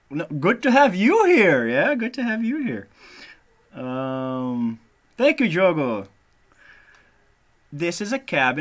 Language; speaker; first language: English; non-native, fluent; Portuguese